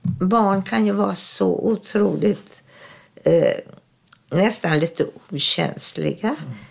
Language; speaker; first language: Swedish; early bilingual, other home language; German